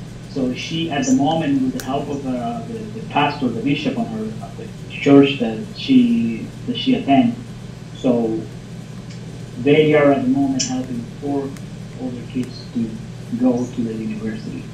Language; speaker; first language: English; non-native, fluent; Spanish